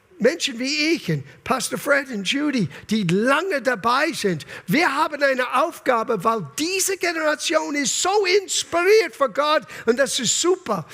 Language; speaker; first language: German; non-native, fluent; English